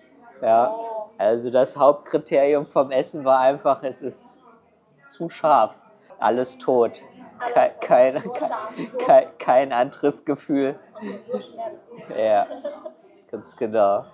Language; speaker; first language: German; non-native, fluent; Chinese